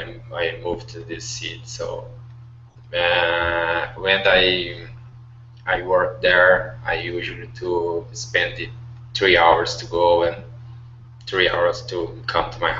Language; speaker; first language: English; non-native, learner; Portuguese